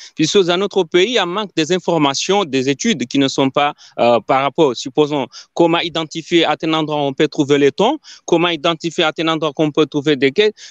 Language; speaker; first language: French; non-native, local second language; Ngazidja Comorian